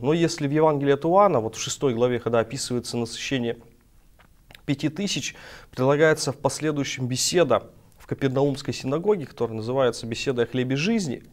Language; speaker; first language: Russian; native; Russian